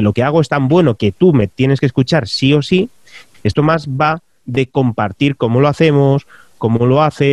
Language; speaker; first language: Spanish; native; Spanish